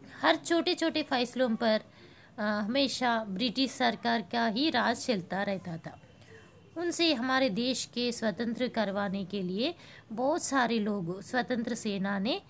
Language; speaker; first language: Hindi; non-native, local second language; Telugu